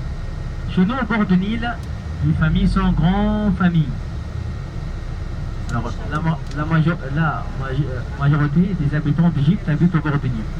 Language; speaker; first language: French; non-native, learner; Arabic